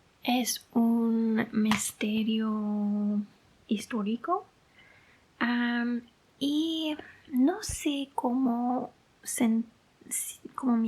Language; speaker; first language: Spanish; non-native, fluent; English